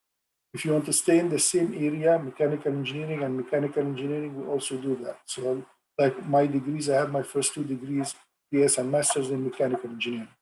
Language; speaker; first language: English; non-native, fluent; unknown